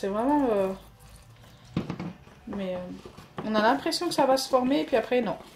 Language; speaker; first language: French; native; French